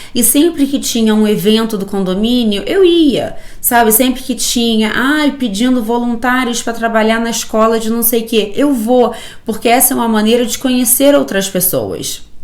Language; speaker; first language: Portuguese; native; Portuguese